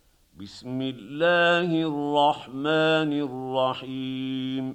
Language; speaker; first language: Arabic; native; Arabic